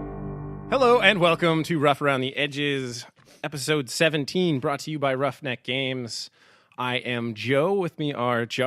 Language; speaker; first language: English; native; English